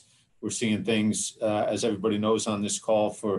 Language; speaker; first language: English; native; English